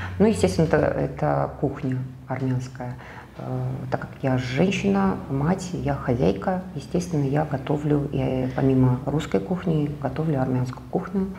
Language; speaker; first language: Russian; native; Russian